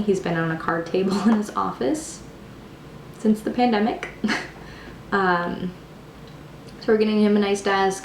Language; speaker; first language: English; native; English